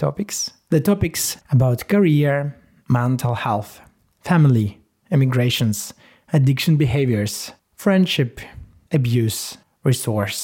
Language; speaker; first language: English; non-native, fluent; Russian